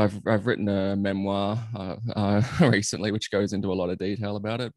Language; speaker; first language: English; native; English